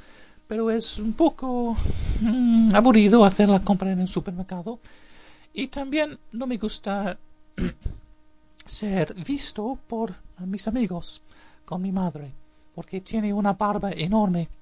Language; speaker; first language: Spanish; non-native, learner; English